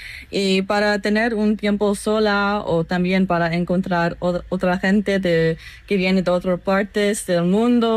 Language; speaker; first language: Spanish; non-native, learner; English